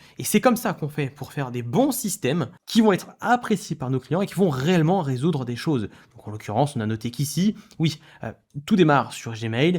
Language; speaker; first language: French; native; French